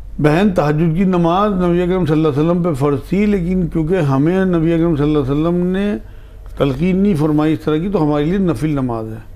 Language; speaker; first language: Hindi; native; Hindi